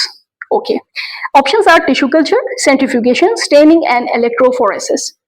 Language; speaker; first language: English; non-native, local second language; Urdu